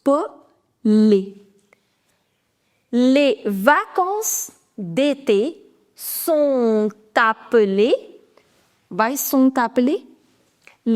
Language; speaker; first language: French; non-native, fluent; Hindi